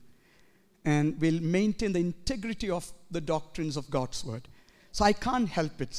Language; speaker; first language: English; non-native, local second language; Malayalam